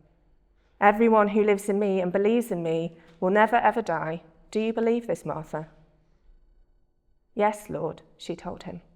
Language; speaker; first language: English; native; English